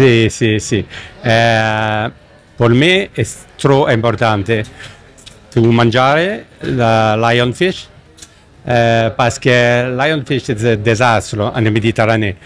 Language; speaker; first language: Italian; non-native, learner; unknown